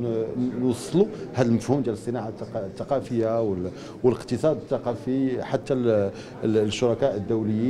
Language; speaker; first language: Arabic; native; Arabic